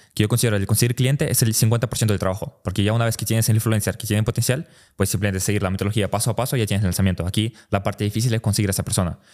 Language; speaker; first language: Spanish; early bilingual, other home language; Russian